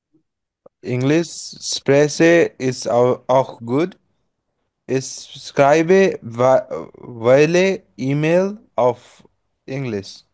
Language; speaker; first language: German; non-native, learner; Bangla